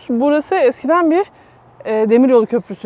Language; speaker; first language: Turkish; native; Turkish